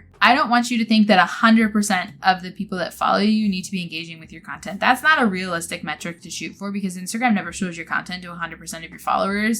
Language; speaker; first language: English; native; English